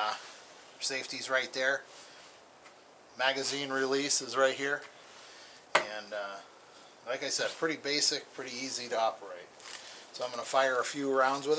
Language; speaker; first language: English; native; English